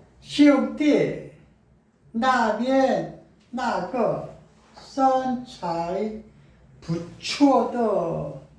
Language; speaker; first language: Korean; native; Korean